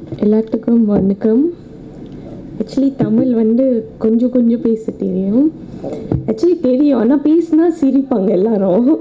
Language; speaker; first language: Tamil; non-native, learner; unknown